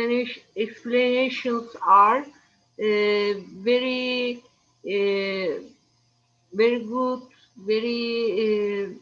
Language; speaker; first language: English; non-native, learner; Turkish